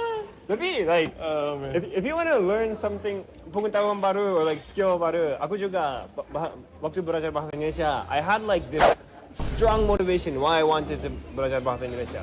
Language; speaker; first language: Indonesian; non-native, learner; Japanese